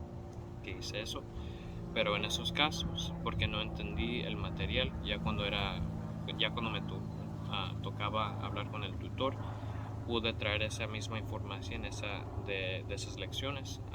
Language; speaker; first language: Spanish; early bilingual, heritage; Spanish